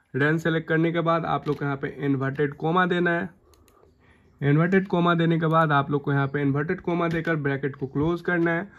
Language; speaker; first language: Hindi; native; Hindi